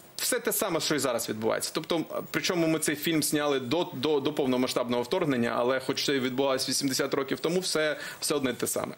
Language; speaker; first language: Ukrainian; non-native, local second language; Russian